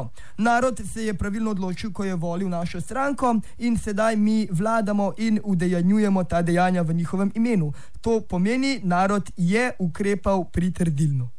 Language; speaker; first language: Slovenian; native; Slovenian